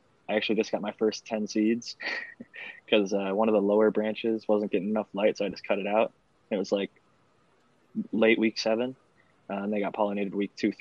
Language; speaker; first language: English; native; English